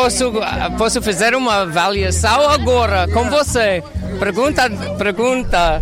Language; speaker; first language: Portuguese; non-native, learner; English